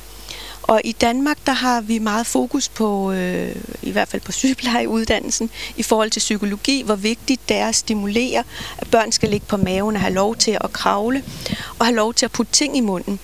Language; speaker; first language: Danish; native; Danish